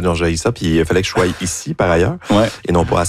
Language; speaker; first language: French; native; French